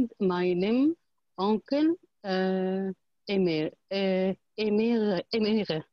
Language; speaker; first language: German; non-native, learner; Arabic